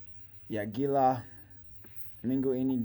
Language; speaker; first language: Indonesian; non-native, learner; English